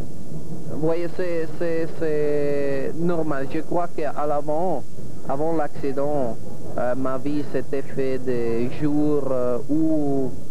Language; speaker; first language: French; non-native, fluent; Italian